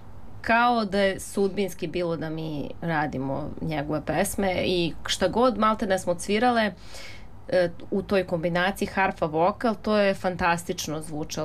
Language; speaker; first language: Serbian; native; Serbian